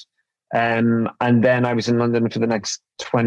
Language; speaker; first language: English; native; English